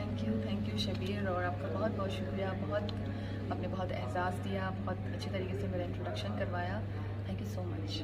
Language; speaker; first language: Urdu; non-native, local second language; Baluchi